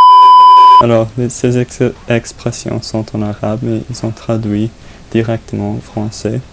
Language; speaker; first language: French; non-native, learner; English